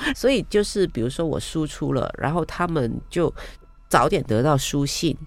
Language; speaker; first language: Chinese; non-native, local second language; Cantonese